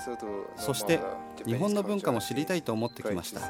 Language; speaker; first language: Japanese; non-native, fluent; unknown